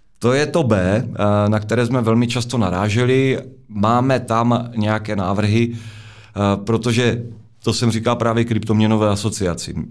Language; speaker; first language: Czech; native; Czech